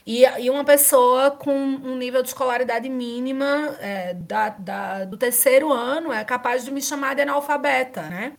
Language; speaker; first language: Portuguese; native; Portuguese